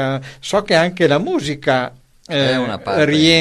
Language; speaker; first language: Italian; native; Italian